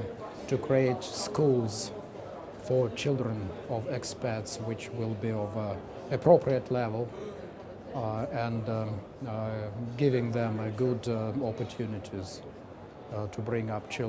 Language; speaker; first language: English; non-native, fluent; Russian